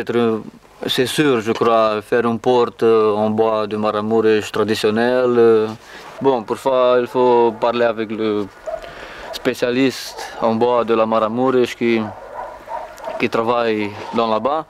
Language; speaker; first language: French; non-native, learner; Romanian